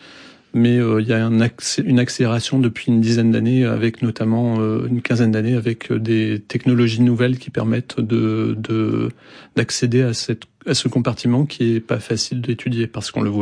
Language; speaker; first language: French; native; French